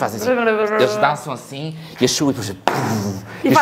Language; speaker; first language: Portuguese; native; Portuguese